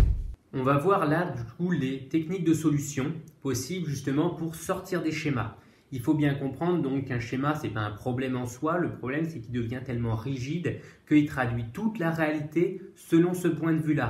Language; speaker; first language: French; native; French